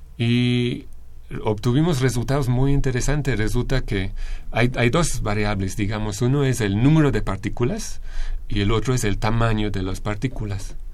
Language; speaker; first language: Spanish; non-native, fluent; English